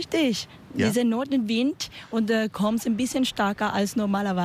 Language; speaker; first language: German; non-native, learner; Spanish